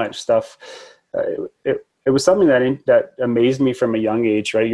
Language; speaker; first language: English; native; English